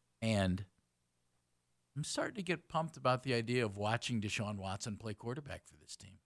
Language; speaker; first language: English; native; English